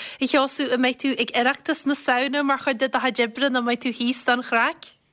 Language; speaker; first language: Irish; native; Irish